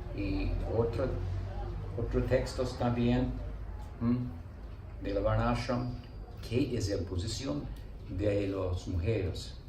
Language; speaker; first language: Spanish; non-native, learner; English